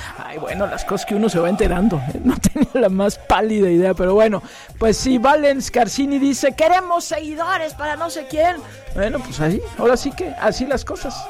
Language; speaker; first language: Spanish; native; Spanish